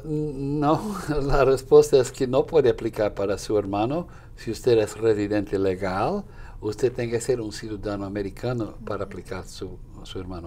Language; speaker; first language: Spanish; non-native, fluent; Portuguese